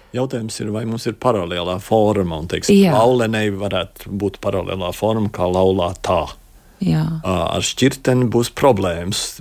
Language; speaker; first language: Latvian; native; Latvian